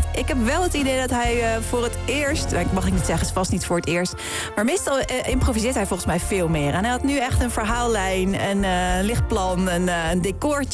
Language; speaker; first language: Dutch; native; Dutch